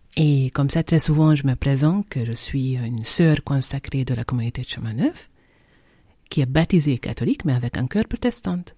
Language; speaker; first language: French; non-native, fluent; Hungarian